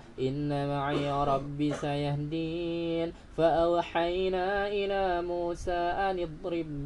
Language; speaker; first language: Arabic; non-native, learner; Indonesian